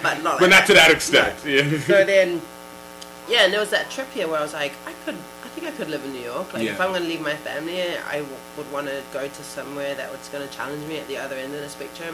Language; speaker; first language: English; native; English